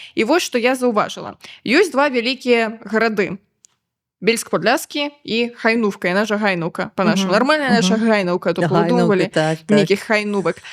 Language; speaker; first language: Belarusian; native; Belarusian